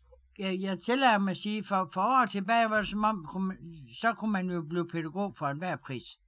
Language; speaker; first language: Danish; native; Danish